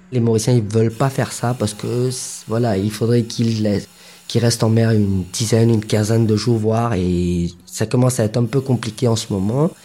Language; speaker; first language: French; non-native, local second language; Morisyen